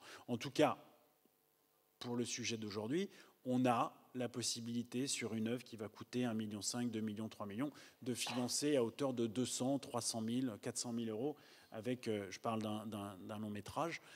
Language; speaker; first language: French; native; French